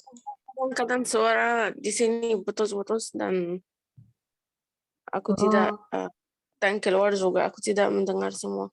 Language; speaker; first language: Indonesian; non-native, learner; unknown